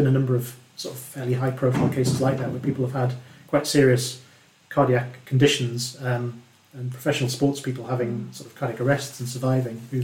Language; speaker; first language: English; native; English